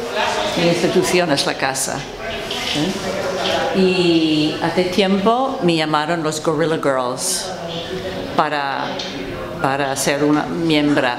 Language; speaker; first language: Spanish; non-native, fluent; English